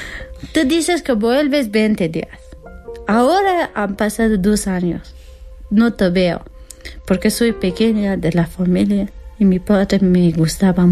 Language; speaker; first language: Spanish; non-native, learner; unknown